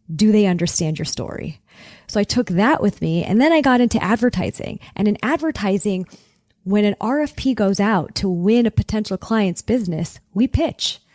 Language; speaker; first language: English; native; English